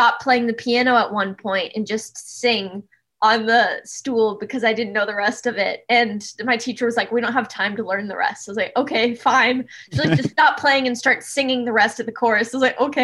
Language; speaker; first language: English; native; English